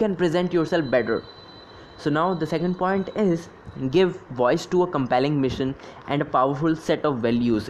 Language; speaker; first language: English; non-native, local second language; Hindi